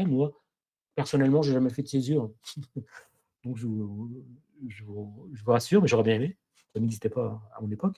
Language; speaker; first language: French; native; French